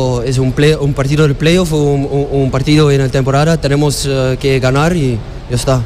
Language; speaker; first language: Spanish; non-native, fluent; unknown